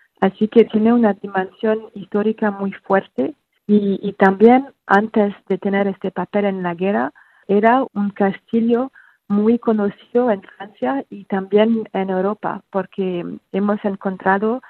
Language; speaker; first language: Spanish; non-native, fluent; French